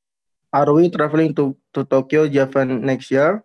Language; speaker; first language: English; non-native, learner; Indonesian